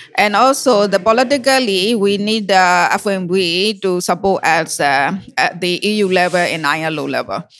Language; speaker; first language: English; non-native, learner; Burmese